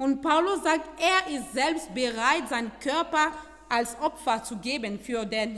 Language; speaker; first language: German; non-native, fluent; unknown